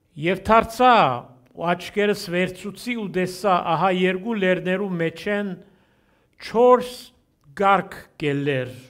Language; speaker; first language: Armenian; early bilingual, heritage; Armenian